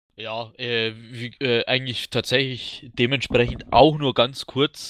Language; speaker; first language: German; native; German